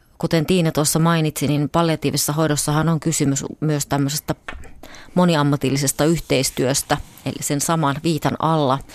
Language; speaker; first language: Finnish; native; Finnish